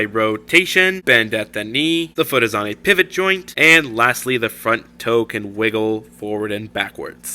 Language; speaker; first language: English; native; English